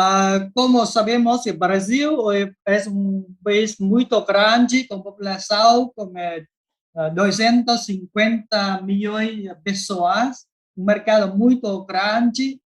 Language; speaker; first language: Spanish; non-native, learner; Vietnamese